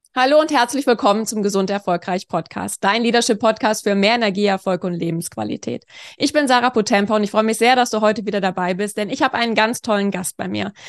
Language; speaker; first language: German; native; German